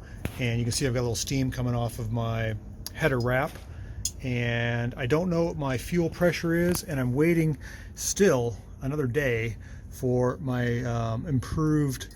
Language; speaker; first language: English; native; English